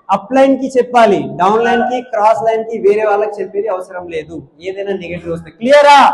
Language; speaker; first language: Telugu; non-native, local second language; Hindi